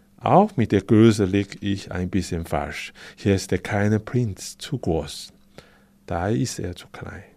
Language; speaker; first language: German; non-native, fluent; Chinese